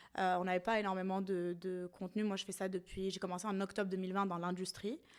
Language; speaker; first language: French; non-native, local second language; Arabic